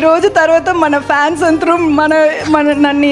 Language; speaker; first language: Telugu; non-native, learner; Tamil